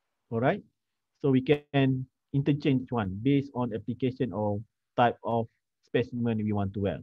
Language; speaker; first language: English; non-native, local second language; Malay